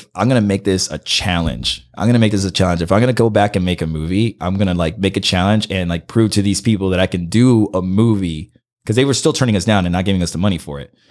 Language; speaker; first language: English; early bilingual, other home language; Spanish